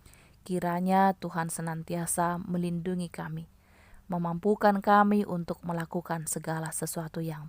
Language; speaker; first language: Malay; native; Malay